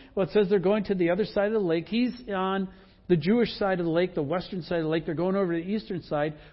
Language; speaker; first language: English; native; English